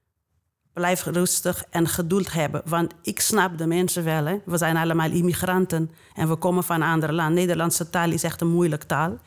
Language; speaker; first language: Dutch; non-native, fluent; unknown